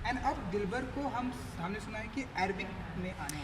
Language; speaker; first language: Hindi; native; Hindi